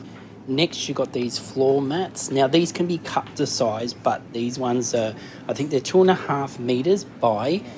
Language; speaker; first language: English; native; English